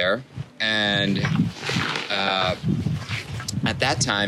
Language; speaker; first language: English; native; English